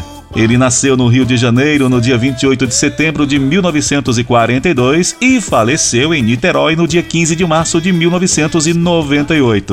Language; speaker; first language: Portuguese; native; Portuguese